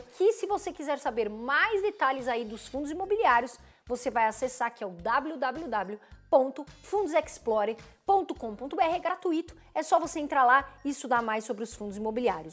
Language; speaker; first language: Portuguese; native; Portuguese